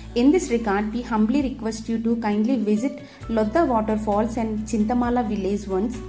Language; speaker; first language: English; non-native, local second language; Telugu